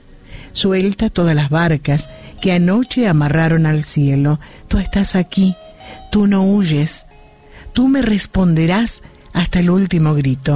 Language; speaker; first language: Spanish; native; Spanish